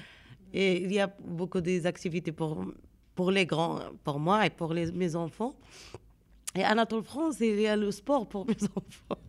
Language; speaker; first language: French; non-native, learner; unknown